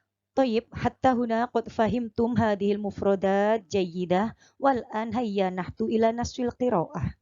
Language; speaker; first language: Arabic; non-native, fluent; Indonesian